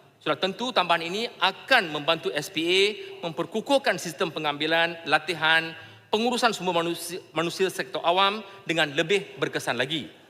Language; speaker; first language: Malay; non-native, local second language; Tamil